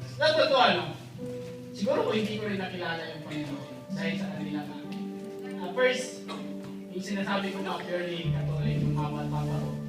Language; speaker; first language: Filipino; native; Filipino